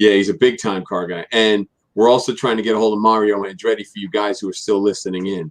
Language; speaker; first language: English; native; English